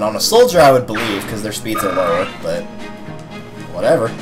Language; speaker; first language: English; native; English